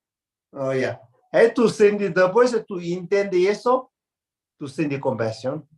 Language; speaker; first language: Spanish; non-native, learner; Tibetan